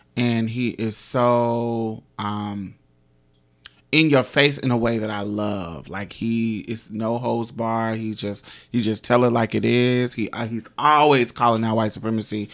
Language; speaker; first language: English; native; English